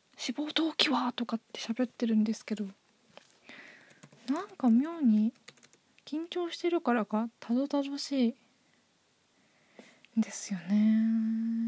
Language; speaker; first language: Japanese; native; Japanese